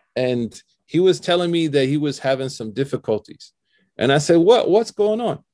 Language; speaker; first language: English; native; English